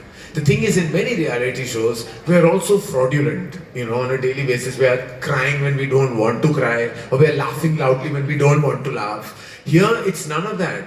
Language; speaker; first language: English; non-native, local second language; Hindi